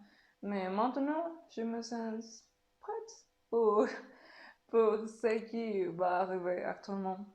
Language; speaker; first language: French; non-native, learner; Spanish